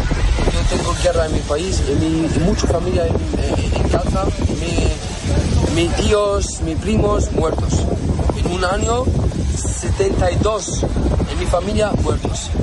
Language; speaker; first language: Spanish; non-native, learner; Arabic